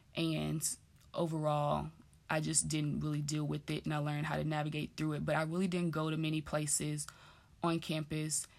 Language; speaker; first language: English; native; English